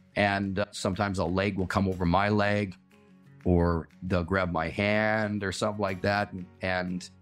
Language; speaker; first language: English; native; English